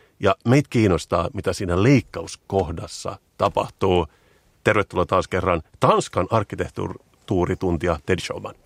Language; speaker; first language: Finnish; native; Finnish